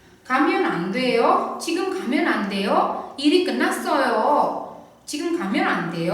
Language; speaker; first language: Korean; non-native, fluent; Indonesian